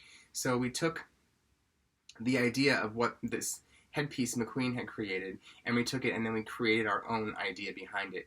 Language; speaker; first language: English; native; English